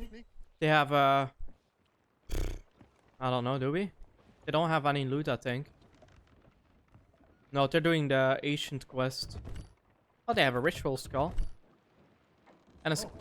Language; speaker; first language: English; non-native, fluent; Dutch